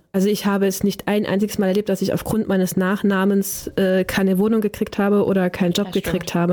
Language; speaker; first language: German; native; German